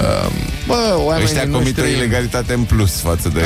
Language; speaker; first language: Romanian; native; Romanian